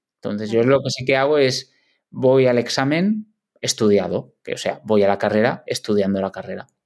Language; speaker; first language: Spanish; non-native, local second language; Catalan